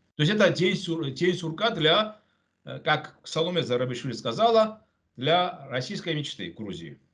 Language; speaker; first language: Russian; non-native, local second language; Georgian